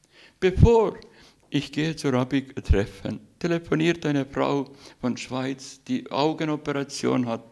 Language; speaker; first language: German; non-native, learner; Russian